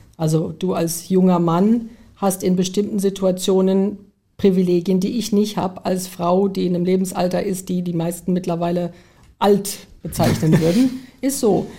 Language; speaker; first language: German; early bilingual, heritage; German